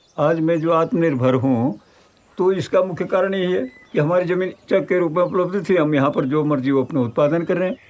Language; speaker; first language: Hindi; non-native, local second language; Garhwali